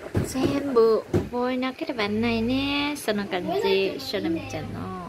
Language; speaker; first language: Japanese; non-native, learner; Vietnamese